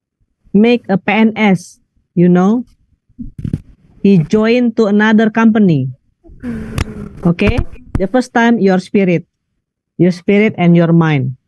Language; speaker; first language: English; non-native, learner; Indonesian